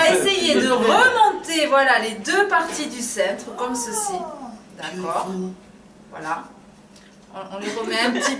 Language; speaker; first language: French; native; French